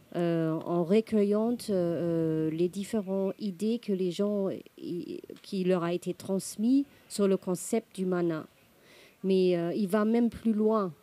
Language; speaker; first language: French; non-native, fluent; German